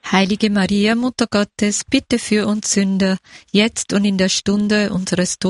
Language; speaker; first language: German; native; German